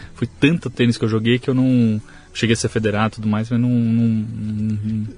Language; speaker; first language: Portuguese; native; Portuguese